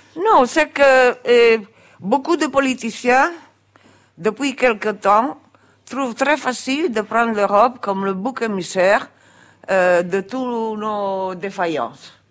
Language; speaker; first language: French; non-native, local second language; Italian